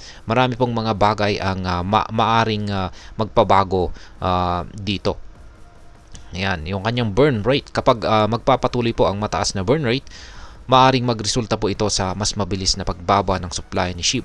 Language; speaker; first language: Filipino; native; Filipino